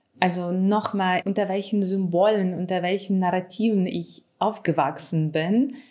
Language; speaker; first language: German; non-native, fluent; Ukrainian